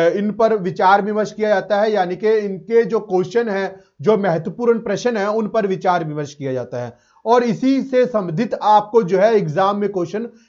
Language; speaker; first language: Hindi; non-native, local second language; Punjabi